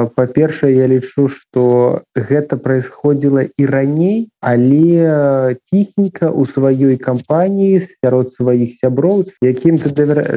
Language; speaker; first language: Belarusian; non-native, local second language; Russian